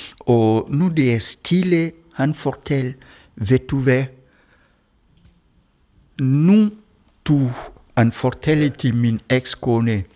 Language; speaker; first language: Danish; non-native, fluent; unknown